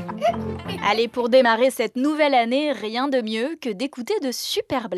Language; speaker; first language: French; native; French